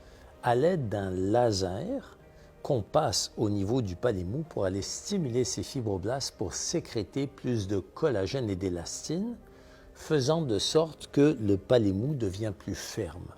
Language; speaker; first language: French; native; French